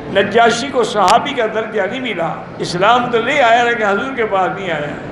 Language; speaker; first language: Urdu; early bilingual, heritage; Urdu